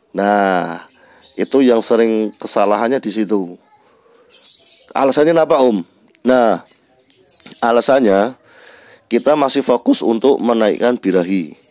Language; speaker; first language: Indonesian; native; Indonesian